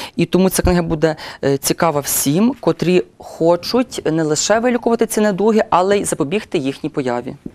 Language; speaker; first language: Ukrainian; native; Ukrainian